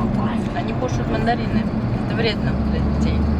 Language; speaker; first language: Russian; native; Russian